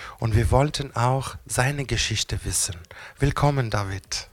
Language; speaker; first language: German; non-native, learner; Greek